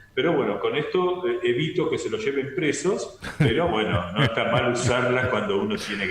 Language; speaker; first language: Spanish; native; Spanish